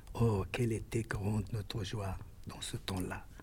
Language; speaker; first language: French; non-native, local second language; Arabic